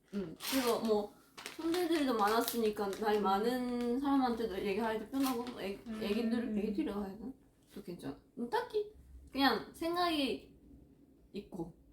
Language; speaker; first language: Korean; non-native, fluent; Japanese